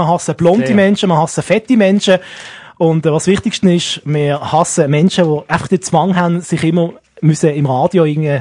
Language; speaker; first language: German; native; German